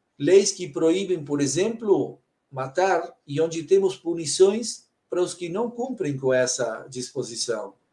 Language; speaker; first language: Portuguese; native; Portuguese